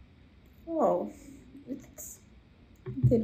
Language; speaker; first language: English; non-native, learner; Portuguese